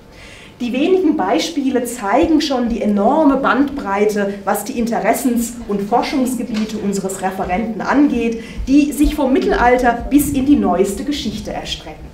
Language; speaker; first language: German; native; German